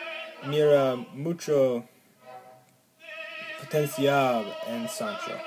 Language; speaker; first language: Spanish; non-native, learner; English